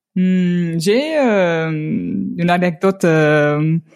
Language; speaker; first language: French; non-native, fluent; Hungarian